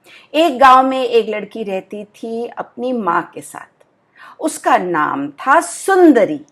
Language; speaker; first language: Hindi; native; Hindi